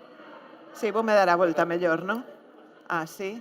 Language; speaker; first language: Galician; native; Galician